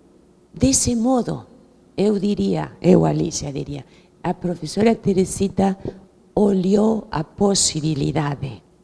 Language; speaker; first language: Portuguese; non-native, fluent; Spanish